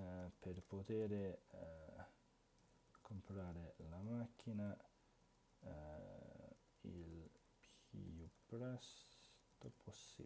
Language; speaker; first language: Italian; non-native, fluent; English